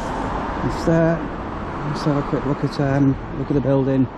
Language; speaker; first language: English; native; English